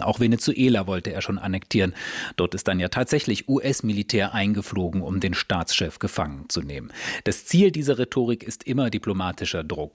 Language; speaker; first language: German; native; German